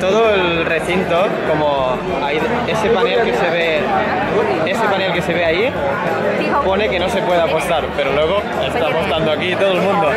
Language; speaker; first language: Spanish; non-native, local second language; Catalan